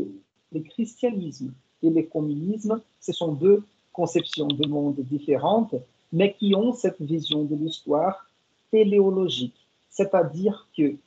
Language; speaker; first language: French; non-native, fluent; Portuguese